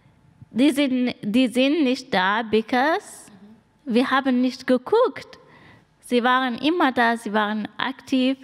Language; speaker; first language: German; non-native, learner; Persian